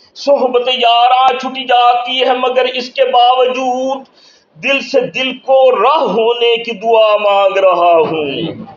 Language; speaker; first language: Urdu; native; Urdu